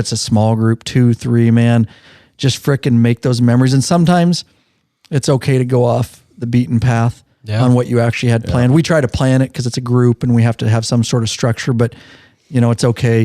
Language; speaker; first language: English; native; English